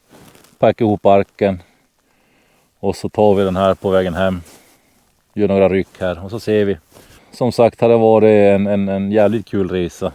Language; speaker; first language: Swedish; native; Swedish